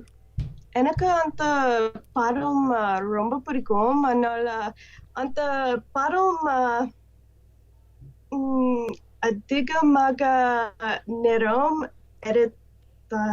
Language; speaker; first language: Tamil; non-native, learner; English